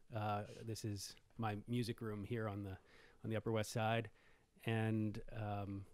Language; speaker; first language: English; native; English